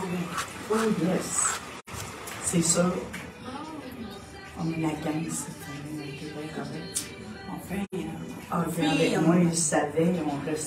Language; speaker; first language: French; native; French